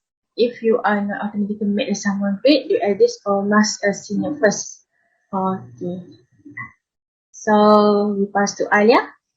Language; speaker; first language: English; non-native, learner; Malay